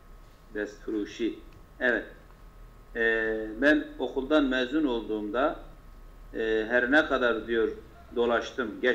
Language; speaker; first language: Turkish; non-native, local second language; Kurdish